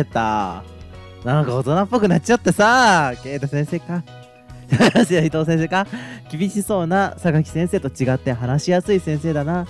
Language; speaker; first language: Japanese; native; Japanese